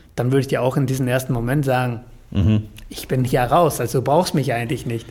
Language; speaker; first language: German; non-native, fluent; Spanish